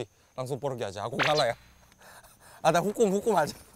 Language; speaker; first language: Indonesian; non-native, learner; Korean